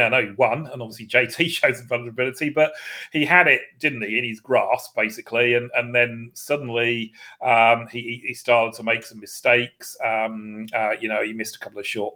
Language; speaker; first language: English; native; English